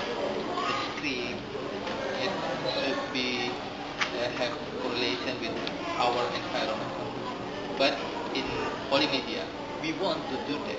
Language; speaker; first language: English; non-native, learner; Indonesian